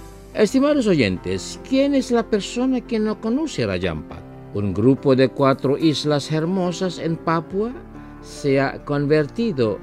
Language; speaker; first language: Spanish; non-native, fluent; Indonesian